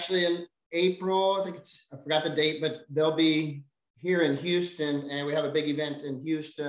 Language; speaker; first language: English; native; English